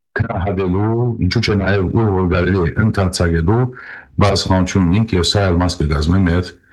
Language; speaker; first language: Armenian; early bilingual, heritage; Armenian